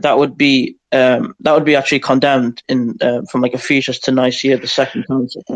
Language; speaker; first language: English; native; English